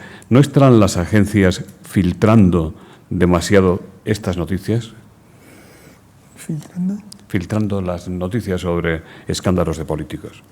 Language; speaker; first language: Spanish; native; Spanish